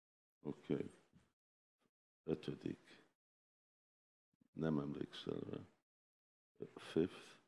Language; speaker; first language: Hungarian; non-native, learner; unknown